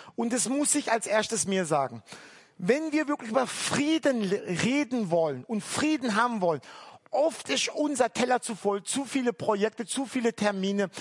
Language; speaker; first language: German; early bilingual, other home language; Turkish